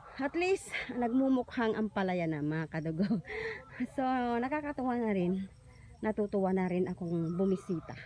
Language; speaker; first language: Filipino; non-native, local second language; Iloko